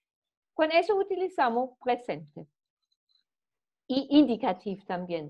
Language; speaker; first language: Spanish; non-native, fluent; German